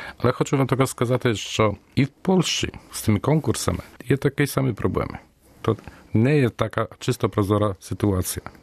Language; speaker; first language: Ukrainian; early bilingual, heritage; Ukrainian